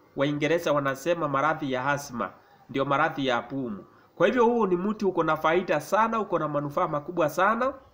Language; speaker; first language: Swahili; non-native, local second language; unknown